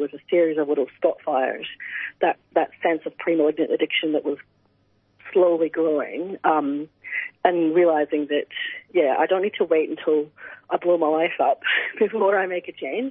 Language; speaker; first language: English; native; English